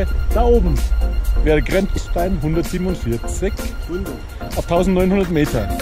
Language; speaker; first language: German; native; German